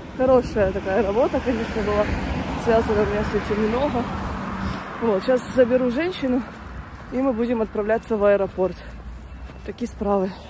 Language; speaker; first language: Russian; native; Russian